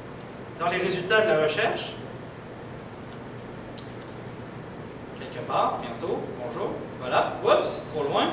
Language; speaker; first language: French; native; French